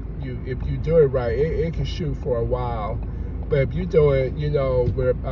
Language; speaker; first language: English; native; English